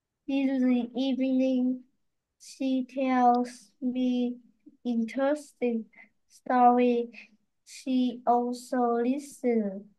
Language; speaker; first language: English; non-native, learner; Vietnamese